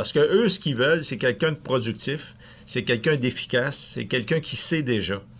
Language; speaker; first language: French; native; French